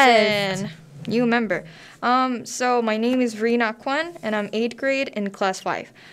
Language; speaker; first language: English; non-native, learner; Korean